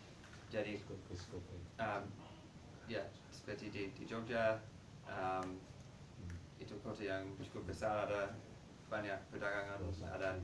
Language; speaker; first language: Indonesian; non-native, fluent; English